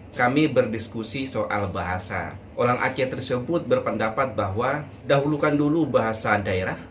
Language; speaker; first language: Indonesian; non-native, local second language; Madurese